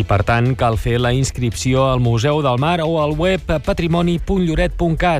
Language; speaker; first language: Catalan; native; Catalan